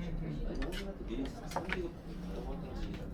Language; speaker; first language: Korean; native; Korean